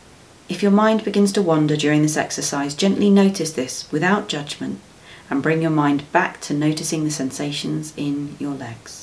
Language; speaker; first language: English; native; English